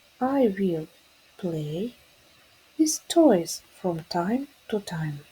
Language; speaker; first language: English; non-native, fluent; Ukrainian